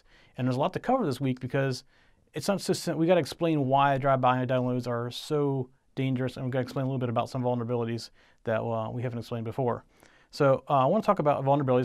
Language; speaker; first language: English; native; English